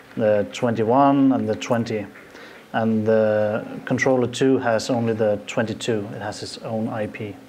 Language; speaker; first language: English; non-native, fluent; Danish